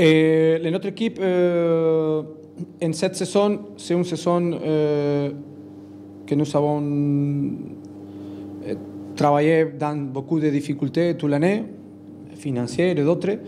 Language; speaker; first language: French; non-native, learner; Spanish